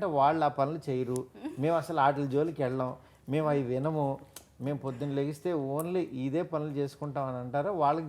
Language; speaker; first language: Telugu; native; Telugu